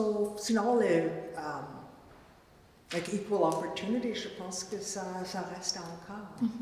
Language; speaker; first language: French; non-native, fluent; English